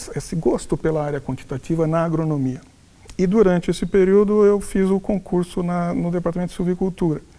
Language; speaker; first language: Portuguese; non-native, local second language; Spanish